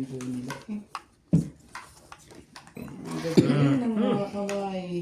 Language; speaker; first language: Filipino; native; Filipino